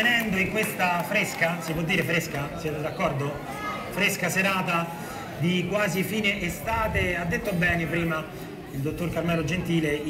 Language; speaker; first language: Italian; native; Italian